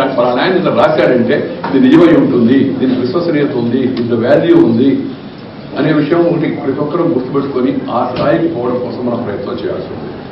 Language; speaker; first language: Telugu; native; Telugu